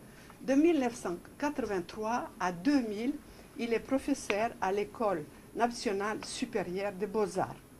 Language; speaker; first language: French; non-native, fluent; Serbian